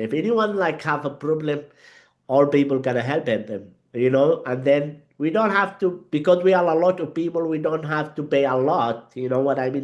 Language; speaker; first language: English; non-native, learner; Arabic